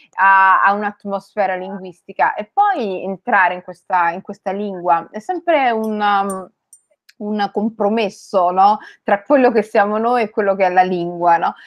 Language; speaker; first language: Italian; early bilingual, other home language; Somali